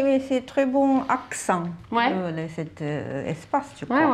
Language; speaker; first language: French; non-native, learner; Japanese